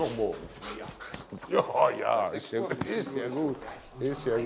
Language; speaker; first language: German; native; German